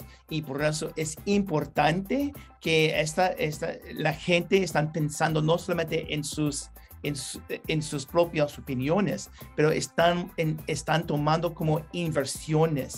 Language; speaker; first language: Spanish; non-native, learner; English